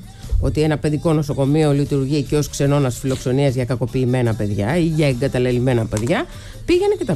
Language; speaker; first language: Greek; native; Greek